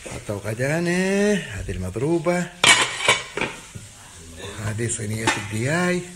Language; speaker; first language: Arabic; native; Arabic